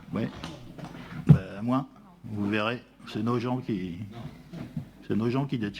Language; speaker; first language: French; native; French